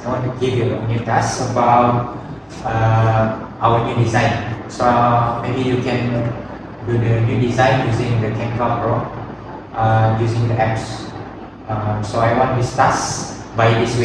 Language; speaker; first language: English; non-native, fluent; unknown